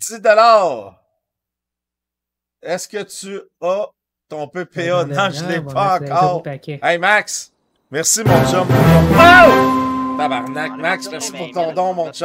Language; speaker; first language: French; native; French